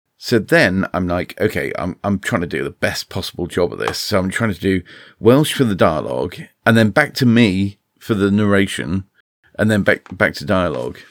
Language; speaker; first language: English; native; English